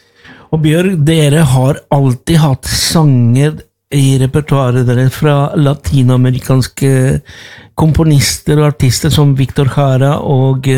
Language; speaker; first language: Norwegian; non-native, fluent; Spanish